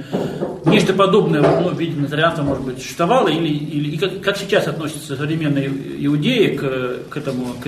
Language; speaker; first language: Russian; native; Russian